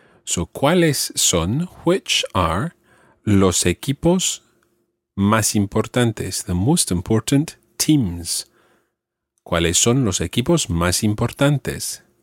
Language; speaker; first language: Spanish; non-native, fluent; English